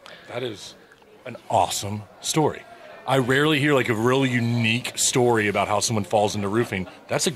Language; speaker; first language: English; native; English